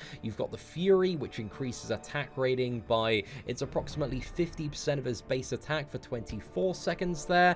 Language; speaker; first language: English; native; English